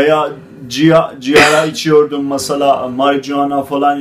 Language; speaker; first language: Turkish; non-native, learner; Azerbaijani